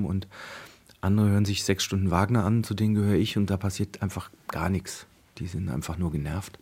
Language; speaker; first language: German; native; German